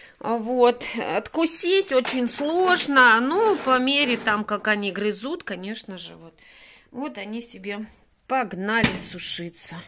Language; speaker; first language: Russian; native; Russian